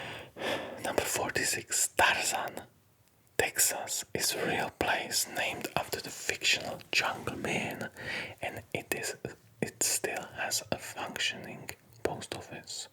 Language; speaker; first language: English; non-native, fluent; Polish